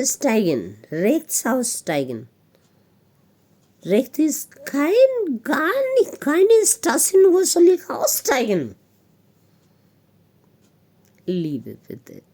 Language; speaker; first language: German; non-native, learner; Hindi